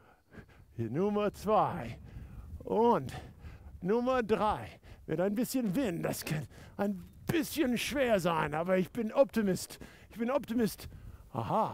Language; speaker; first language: German; non-native, fluent; English